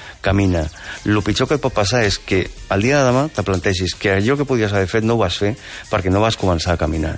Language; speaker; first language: Catalan; non-native, local second language; Spanish